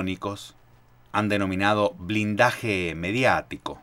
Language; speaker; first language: Spanish; native; Spanish